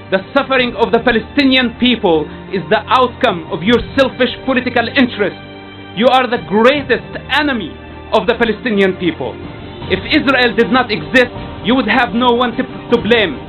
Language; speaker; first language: English; non-native, fluent; Arabic